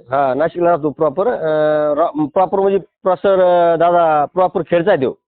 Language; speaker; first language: Marathi; native; Marathi